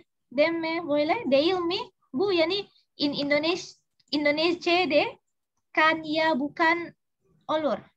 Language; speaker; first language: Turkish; non-native, learner; Indonesian